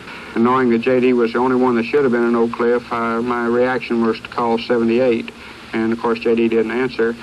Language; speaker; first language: English; native; English